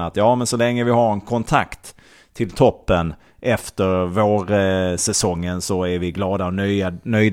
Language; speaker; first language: Swedish; native; Swedish